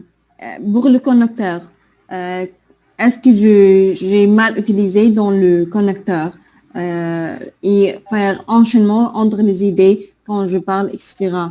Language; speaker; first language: French; non-native, learner; Arabic